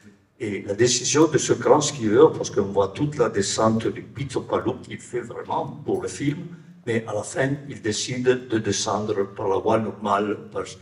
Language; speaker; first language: French; non-native, fluent; Italian